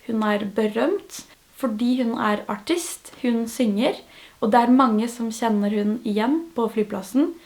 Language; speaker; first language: Norwegian; non-native, fluent; French